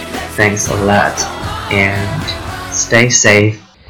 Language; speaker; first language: English; non-native, fluent; Chinese